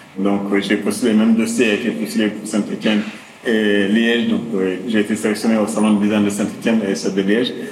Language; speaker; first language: French; non-native, local second language; Wolof